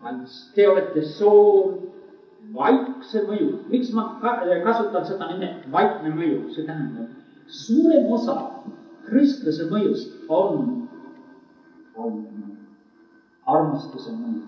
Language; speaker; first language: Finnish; non-native, learner; Estonian